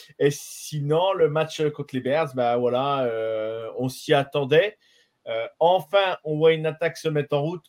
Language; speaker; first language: French; native; French